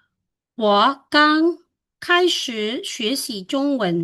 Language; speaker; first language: Chinese; non-native, fluent; Khmer